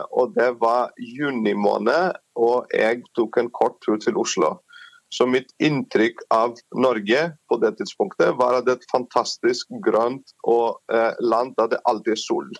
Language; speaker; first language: Norwegian; non-native, fluent; Greek